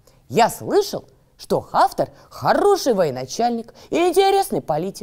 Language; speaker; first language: Russian; native; Russian